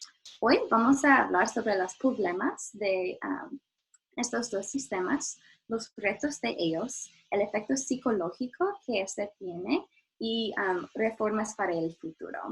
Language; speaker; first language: Spanish; non-native, learner; English